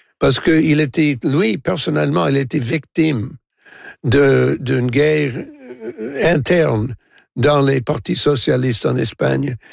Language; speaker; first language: French; non-native, local second language; English